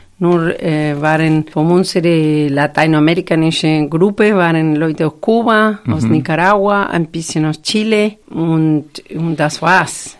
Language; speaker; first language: German; non-native, fluent; Spanish